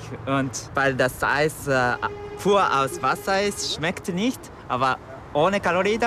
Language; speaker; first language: German; non-native, fluent; Japanese